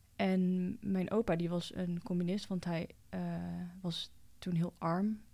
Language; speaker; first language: Dutch; early bilingual, other home language; Cantonese